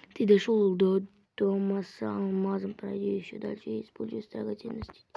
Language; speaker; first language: Russian; non-native, local second language; Kazakh